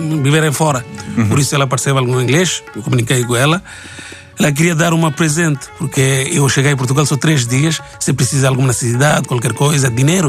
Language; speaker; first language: Portuguese; non-native, learner; Bangla